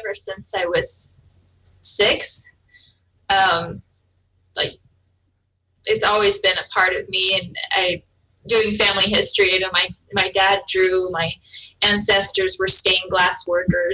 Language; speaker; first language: English; non-native, fluent; German